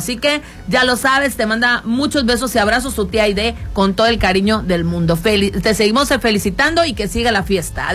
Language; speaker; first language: Spanish; native; Spanish